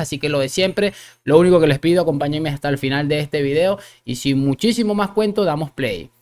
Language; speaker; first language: Spanish; native; Spanish